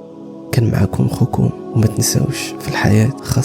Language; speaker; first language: Arabic; native; Arabic